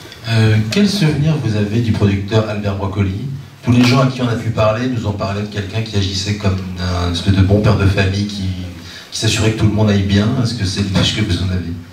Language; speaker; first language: French; native; French